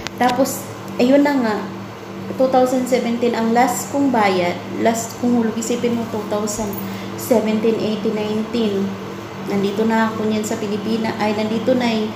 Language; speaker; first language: Filipino; non-native, local second language; Cebuano